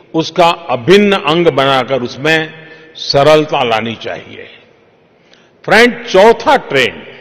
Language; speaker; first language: Hindi; non-native, local second language; Gujarati